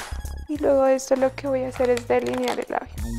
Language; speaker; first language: Spanish; native; Spanish